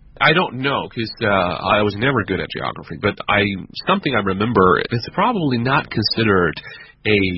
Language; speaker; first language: English; non-native, fluent; Chinese